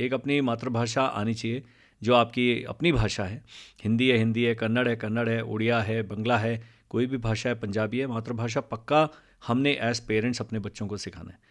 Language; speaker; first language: Hindi; non-native, local second language; Punjabi